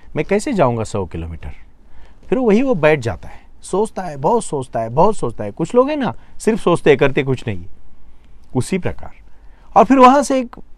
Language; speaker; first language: Hindi; non-native, local second language; Marathi